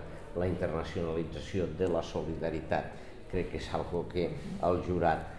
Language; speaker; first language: Catalan; native; Catalan